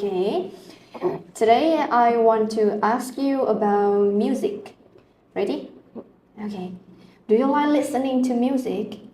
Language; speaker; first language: English; non-native, fluent; Vietnamese